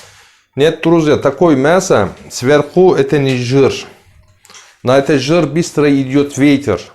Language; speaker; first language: Russian; non-native, learner; Turkish